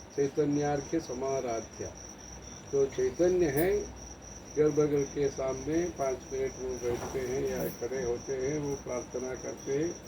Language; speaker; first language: Hindi; non-native, local second language; Tamil